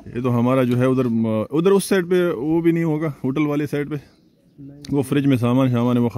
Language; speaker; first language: Urdu; non-native, local second language; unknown